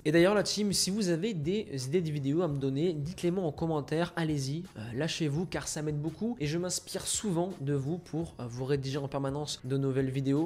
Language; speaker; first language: French; native; French